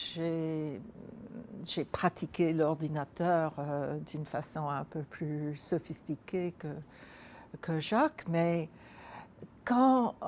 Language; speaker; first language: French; non-native, fluent; English